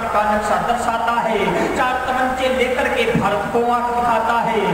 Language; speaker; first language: Hindi; native; Hindi